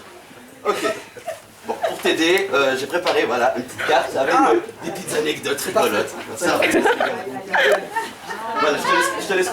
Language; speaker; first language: French; native; French